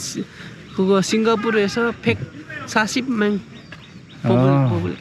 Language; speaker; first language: Korean; non-native, learner; Nepali